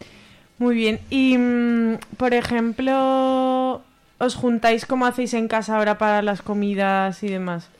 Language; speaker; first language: Spanish; native; Spanish